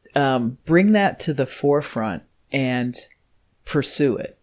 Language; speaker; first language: English; native; English